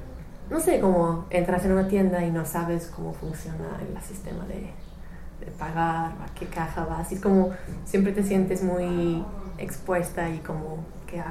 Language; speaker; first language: Spanish; non-native, fluent; English